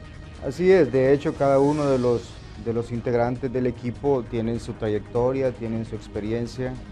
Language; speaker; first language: Spanish; native; Spanish